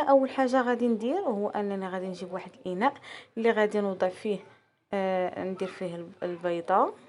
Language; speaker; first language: Arabic; native; Arabic